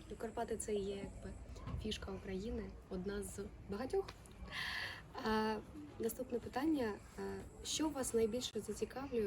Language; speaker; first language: Ukrainian; native; Ukrainian